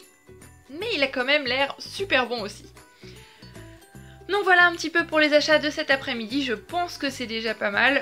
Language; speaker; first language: French; native; French